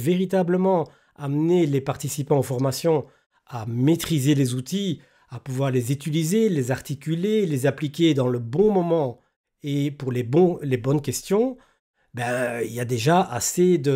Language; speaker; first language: French; native; French